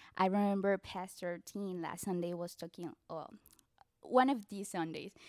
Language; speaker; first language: English; non-native, learner; Spanish